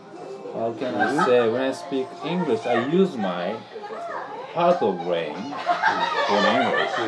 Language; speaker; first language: English; non-native, learner; Japanese